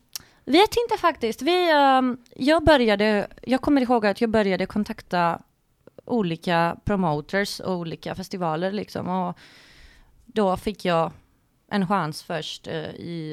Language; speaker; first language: Swedish; non-native, fluent; Greek